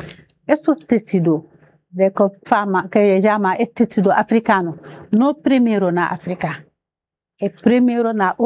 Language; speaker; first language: Portuguese; non-native, learner; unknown